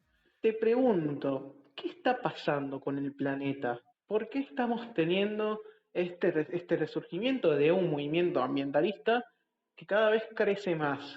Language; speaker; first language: Spanish; native; Spanish